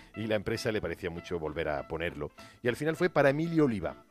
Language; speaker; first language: Spanish; native; Spanish